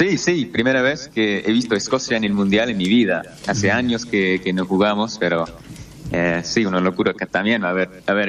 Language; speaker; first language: Spanish; non-native, fluent; English